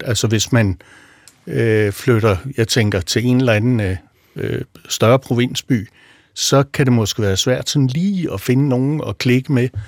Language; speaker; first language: Danish; native; Danish